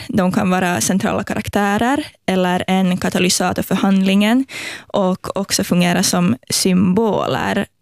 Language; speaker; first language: Swedish; native; Swedish